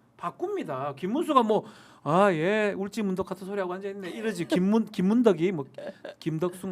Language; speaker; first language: Korean; native; Korean